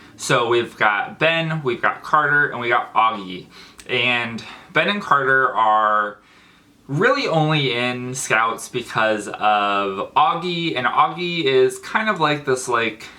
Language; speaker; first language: English; native; English